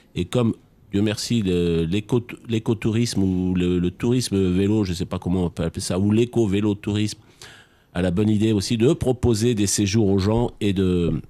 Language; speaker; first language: French; native; French